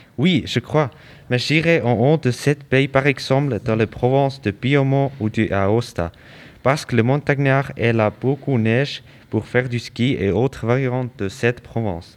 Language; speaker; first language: French; non-native, learner; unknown